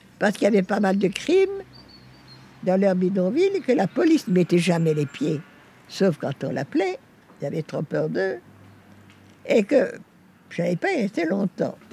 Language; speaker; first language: French; native; French